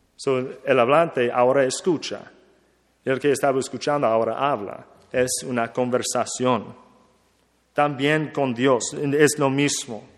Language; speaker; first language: Spanish; non-native, learner; English